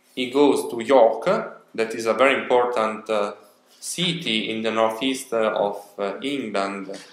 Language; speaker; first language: English; non-native, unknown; Italian